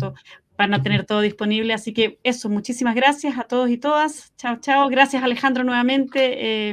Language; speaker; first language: Spanish; native; Spanish